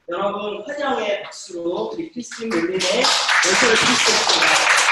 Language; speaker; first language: Korean; native; Korean